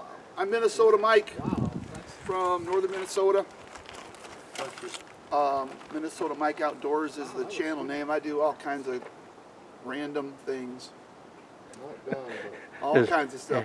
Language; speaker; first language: English; native; English